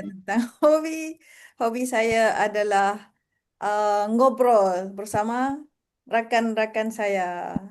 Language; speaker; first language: Indonesian; non-native, learner; Malay